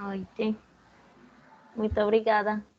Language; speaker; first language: Portuguese; non-native, learner; Spanish